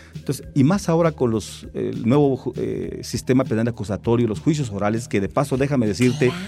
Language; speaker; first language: Spanish; non-native, local second language; Tzeltal